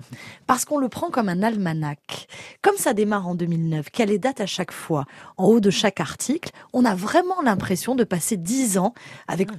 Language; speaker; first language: French; native; French